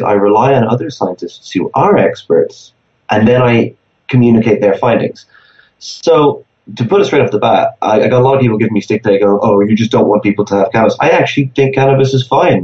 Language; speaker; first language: English; native; English